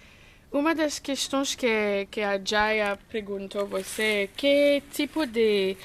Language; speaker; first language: Portuguese; non-native, fluent; English